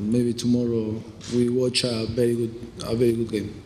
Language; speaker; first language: English; non-native, fluent; Spanish